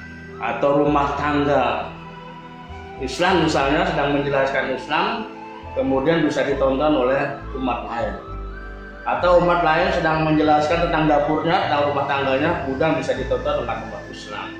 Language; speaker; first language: Indonesian; native; Indonesian